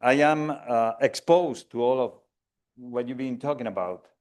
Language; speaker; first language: English; non-native, fluent; Spanish